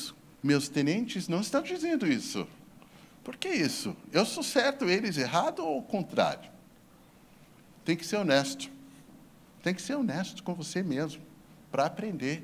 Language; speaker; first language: Portuguese; non-native, fluent; English